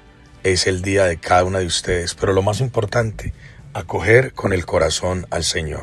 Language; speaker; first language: Spanish; native; Spanish